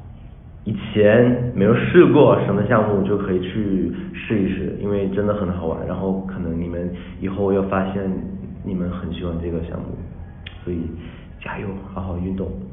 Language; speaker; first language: Chinese; early bilingual, heritage; Chinese